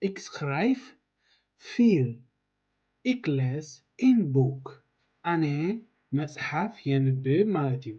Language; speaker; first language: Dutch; non-native, learner; Tigrinya